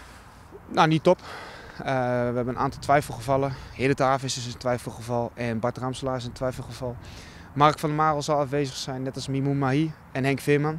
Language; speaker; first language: Dutch; native; Dutch